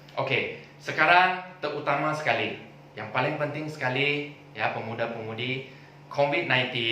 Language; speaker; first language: Malay; non-native, local second language; Chinese